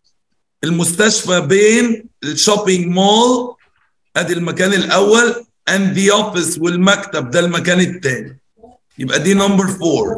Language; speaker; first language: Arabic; native; Arabic